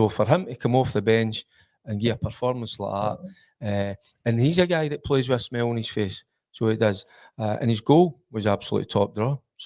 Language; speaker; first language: English; native; English